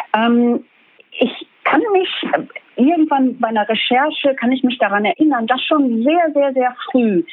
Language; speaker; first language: German; early bilingual, other home language; Turkish